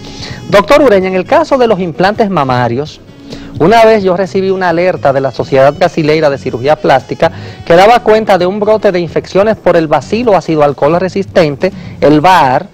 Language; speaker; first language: Spanish; native; Spanish